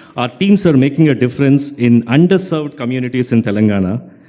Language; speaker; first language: English; non-native, local second language; Telugu